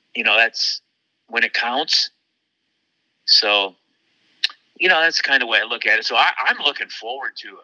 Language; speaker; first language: English; native; English